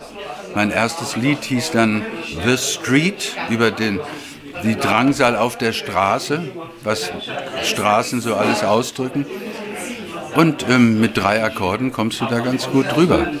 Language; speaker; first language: German; native; German